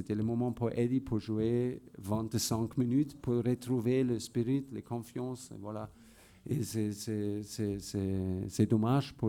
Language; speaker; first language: French; non-native, fluent; German